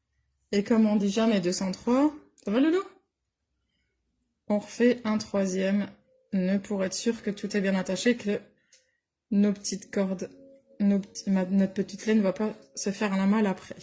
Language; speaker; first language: French; native; French